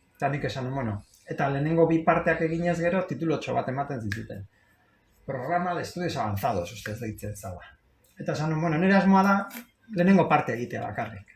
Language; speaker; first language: Basque; non-native, local second language; Spanish